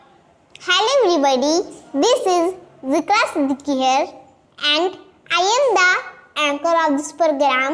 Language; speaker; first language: English; non-native, learner; Hindi